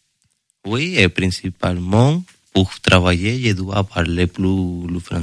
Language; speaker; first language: French; non-native, learner; Spanish